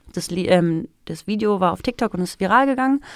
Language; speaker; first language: German; early bilingual, other home language; Persian